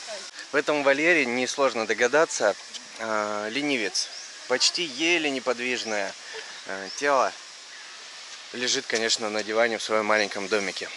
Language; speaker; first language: Russian; native; Russian